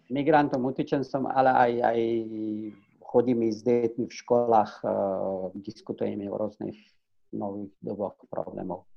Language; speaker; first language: Slovak; non-native, fluent; Persian